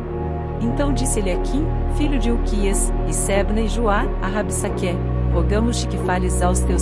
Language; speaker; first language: Portuguese; native; Portuguese